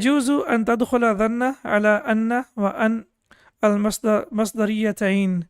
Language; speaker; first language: Arabic; non-native, fluent; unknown